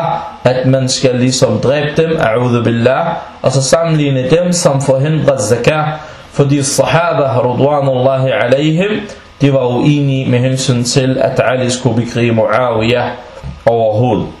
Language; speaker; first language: Danish; non-native, fluent; Arabic